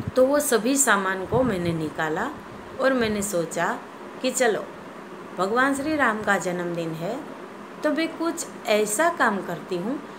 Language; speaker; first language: Hindi; non-native, local second language; Gujarati